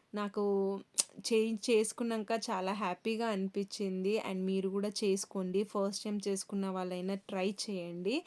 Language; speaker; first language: Telugu; non-native, local second language; Kannada